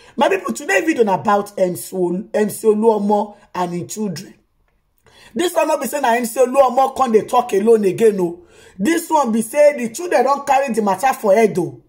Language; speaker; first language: Nigerian Pidgin; native; Nigerian Pidgin